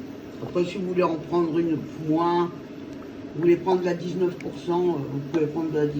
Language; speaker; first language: French; native; French